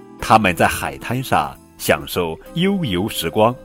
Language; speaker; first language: Chinese; native; Chinese